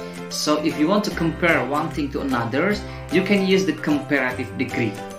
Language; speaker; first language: English; non-native, fluent; Indonesian